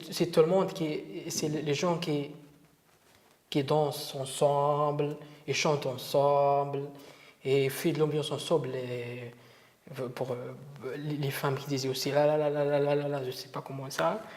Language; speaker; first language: French; non-native, learner; Arabic